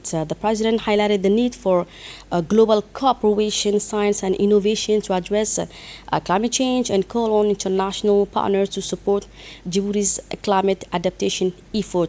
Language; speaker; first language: English; non-native, fluent; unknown